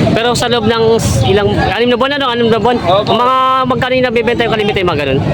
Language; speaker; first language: Filipino; native; Filipino